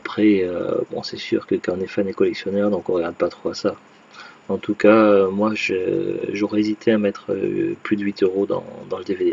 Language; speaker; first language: French; native; French